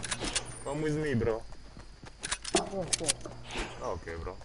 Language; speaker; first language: English; non-native, learner; French